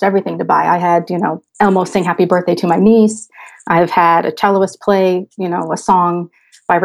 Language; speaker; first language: English; native; English